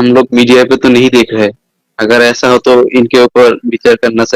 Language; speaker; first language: Hindi; non-native, fluent; Bangla